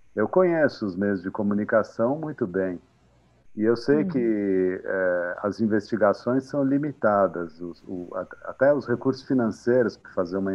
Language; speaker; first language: Portuguese; non-native, fluent; Arabic